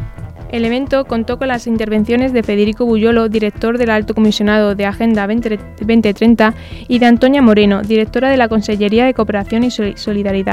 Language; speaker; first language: Spanish; native; Spanish